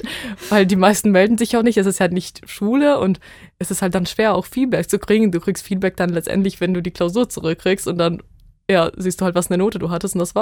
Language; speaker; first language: German; non-native, fluent; Bosnian